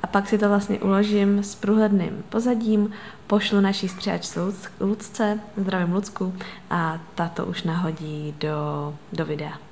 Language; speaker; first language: Czech; native; Czech